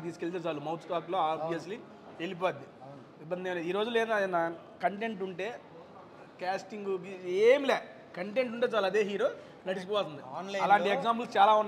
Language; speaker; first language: Telugu; native; Telugu